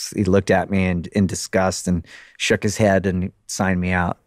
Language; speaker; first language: English; native; English